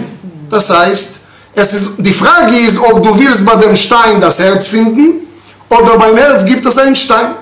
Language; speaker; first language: German; non-native, fluent; Hebrew